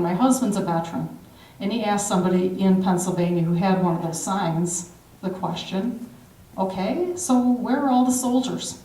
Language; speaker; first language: English; native; English